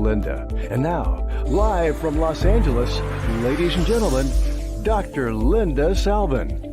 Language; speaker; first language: English; native; English